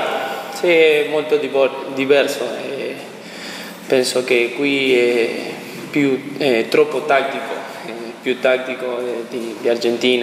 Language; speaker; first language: Italian; non-native, learner; Spanish